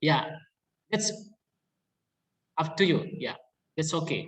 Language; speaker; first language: English; non-native, learner; Indonesian